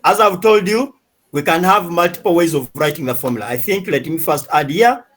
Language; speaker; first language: English; non-native, local second language; Swahili